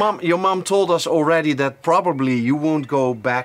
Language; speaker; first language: English; non-native, fluent; Dutch